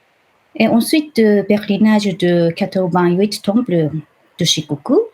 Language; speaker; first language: French; non-native, fluent; Japanese